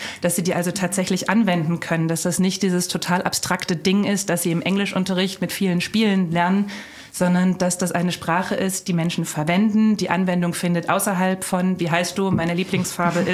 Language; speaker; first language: German; native; German